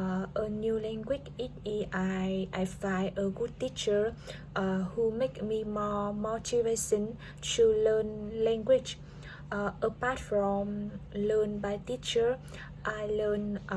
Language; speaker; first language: English; non-native, learner; Vietnamese